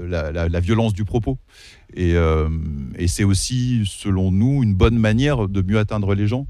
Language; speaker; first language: French; early bilingual, other home language; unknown